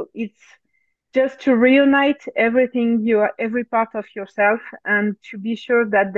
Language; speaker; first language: English; non-native, fluent; French